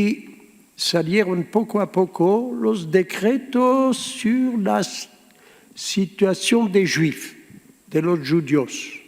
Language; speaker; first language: Spanish; early bilingual, heritage; Ladino